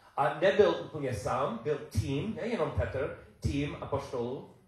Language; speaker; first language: Czech; non-native, learner; English